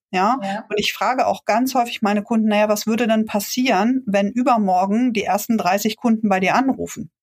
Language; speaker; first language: German; native; German